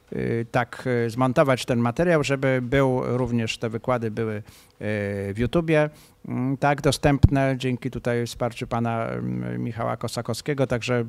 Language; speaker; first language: Polish; native; Polish